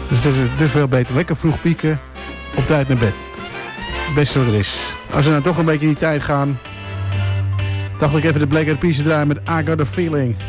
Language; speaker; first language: Dutch; native; Dutch